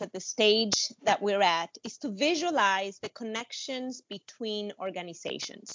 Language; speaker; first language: English; non-native, fluent; Spanish